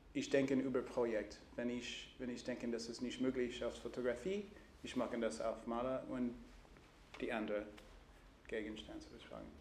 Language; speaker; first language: German; non-native, learner; English